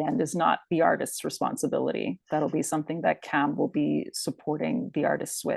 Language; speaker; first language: English; native; English